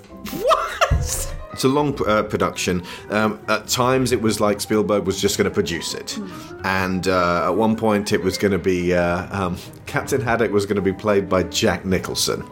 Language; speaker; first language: English; native; English